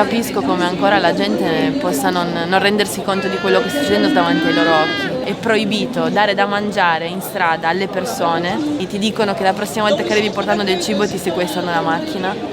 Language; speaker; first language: Italian; native; Italian